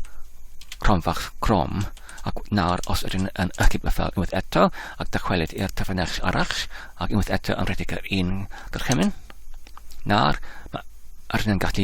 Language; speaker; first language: Welsh; non-native, fluent; English